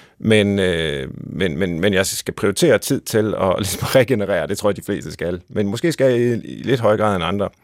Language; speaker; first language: Danish; native; Danish